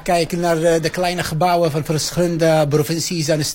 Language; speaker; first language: Dutch; non-native, fluent; Arabic